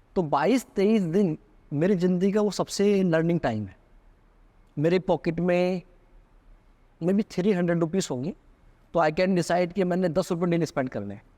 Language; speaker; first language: Hindi; native; Hindi